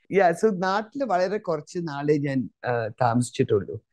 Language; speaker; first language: English; non-native, local second language; Malayalam